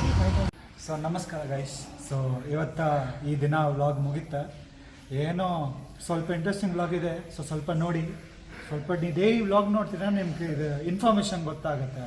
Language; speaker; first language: Kannada; non-native, local second language; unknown